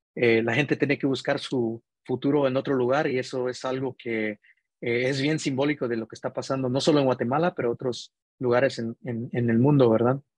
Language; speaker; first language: Spanish; early bilingual, heritage; Spanish